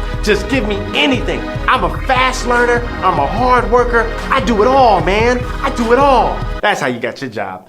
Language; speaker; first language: English; native; English